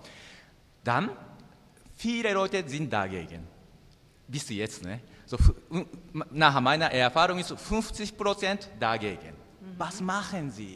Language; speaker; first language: German; non-native, learner; Japanese